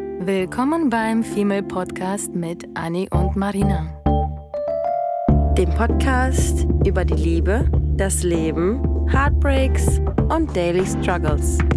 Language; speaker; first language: German; native; German